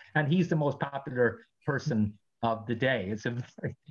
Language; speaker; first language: English; native; English